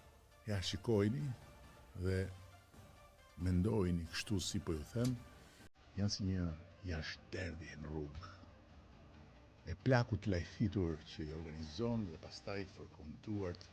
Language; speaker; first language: Albanian; native; Albanian